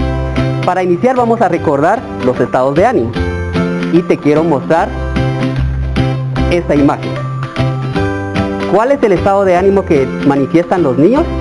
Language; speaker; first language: Spanish; native; Spanish